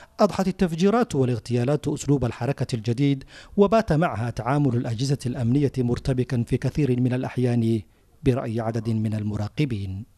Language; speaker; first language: Arabic; non-native, local second language; Somali